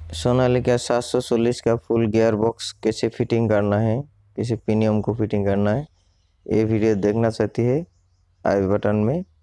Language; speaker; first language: Hindi; non-native, local second language; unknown